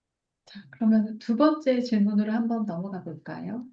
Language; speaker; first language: Korean; native; Korean